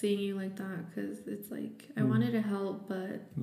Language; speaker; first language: English; early bilingual, other home language; Spanish